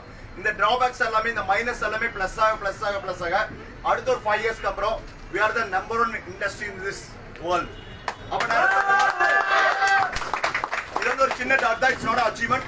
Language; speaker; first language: Tamil; native; Tamil